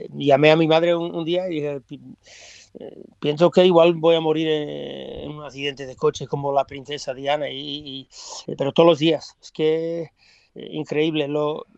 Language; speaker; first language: Spanish; non-native, fluent; English